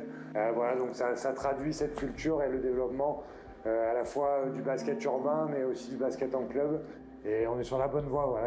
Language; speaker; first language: French; native; French